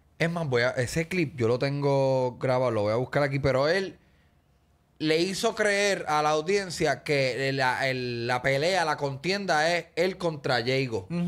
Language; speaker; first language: Spanish; native; Spanish